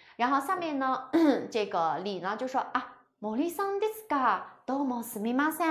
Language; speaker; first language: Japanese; non-native, fluent; Chinese